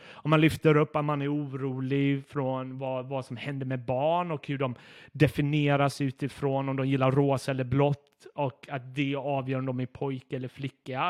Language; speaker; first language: Swedish; non-native, fluent; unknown